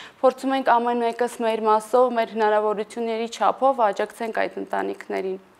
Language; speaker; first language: Armenian; non-native, local second language; Assyrian Neo-Aramaic